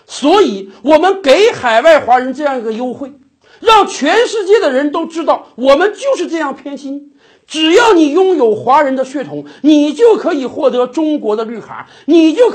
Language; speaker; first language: Chinese; native; Chinese